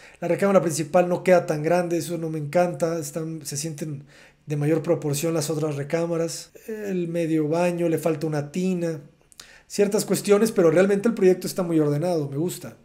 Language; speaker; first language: Spanish; native; Spanish